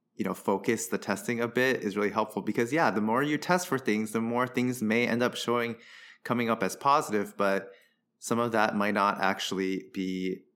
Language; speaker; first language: English; early bilingual, other home language; Chinese